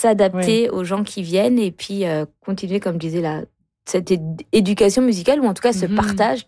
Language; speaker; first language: French; native; French